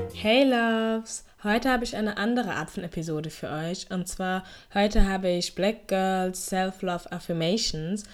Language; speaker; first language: German; native; German